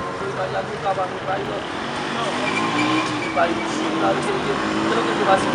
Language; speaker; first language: Spanish; non-native, learner; Haitian Creole